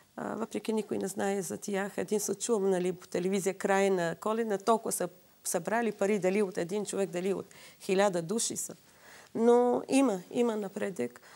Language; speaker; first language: Bulgarian; non-native, fluent; Assyrian Neo-Aramaic